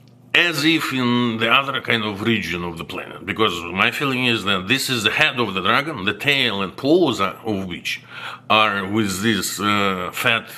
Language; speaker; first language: English; non-native, fluent; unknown